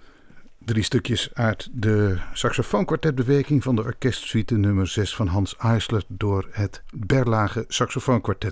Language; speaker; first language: Dutch; native; Dutch